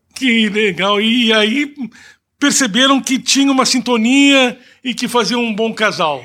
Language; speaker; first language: Portuguese; native; Portuguese